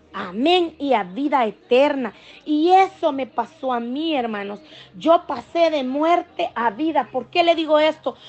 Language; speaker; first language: Spanish; native; Spanish